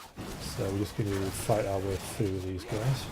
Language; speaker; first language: English; native; English